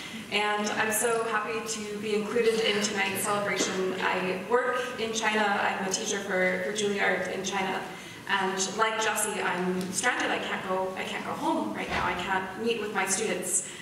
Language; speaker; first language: English; native; English